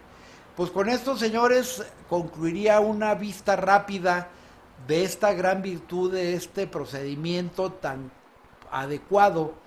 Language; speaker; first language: Spanish; native; Spanish